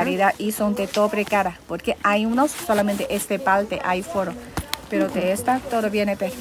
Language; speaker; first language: Spanish; non-native, learner; Chinese